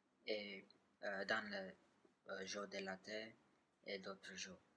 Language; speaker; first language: French; non-native, learner; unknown